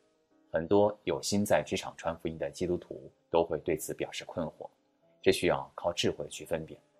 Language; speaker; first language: Chinese; native; Chinese